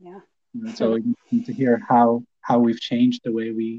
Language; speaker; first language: English; non-native, fluent; Polish